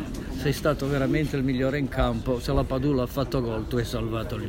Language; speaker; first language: Italian; native; Italian